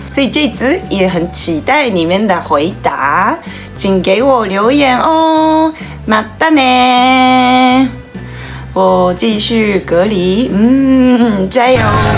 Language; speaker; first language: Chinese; non-native, learner; Japanese